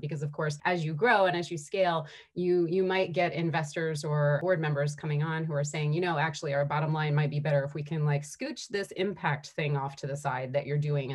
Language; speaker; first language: English; native; English